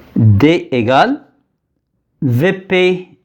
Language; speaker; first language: French; non-native, local second language; Arabic